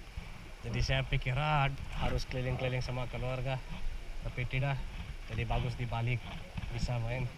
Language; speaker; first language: Indonesian; non-native, fluent; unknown